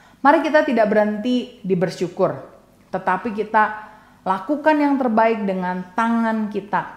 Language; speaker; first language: Indonesian; native; Indonesian